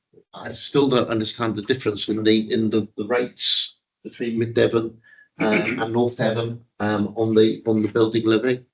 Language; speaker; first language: English; native; English